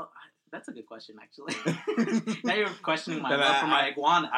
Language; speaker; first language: English; early bilingual, other home language; Spanish